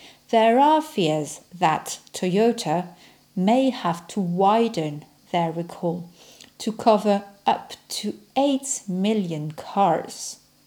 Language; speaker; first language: English; non-native, fluent; French